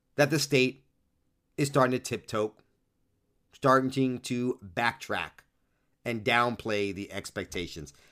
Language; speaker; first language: English; early bilingual, other home language; Spanish